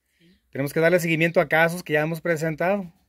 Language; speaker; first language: Spanish; native; Spanish